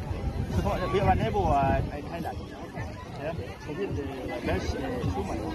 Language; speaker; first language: Danish; non-native, learner; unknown